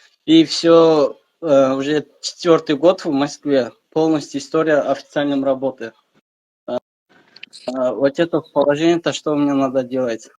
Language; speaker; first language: Russian; non-native, learner; Kyrgyz